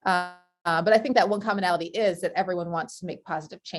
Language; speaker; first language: English; native; English